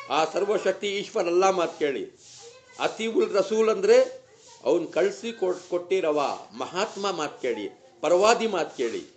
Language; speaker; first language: Kannada; non-native, local second language; Urdu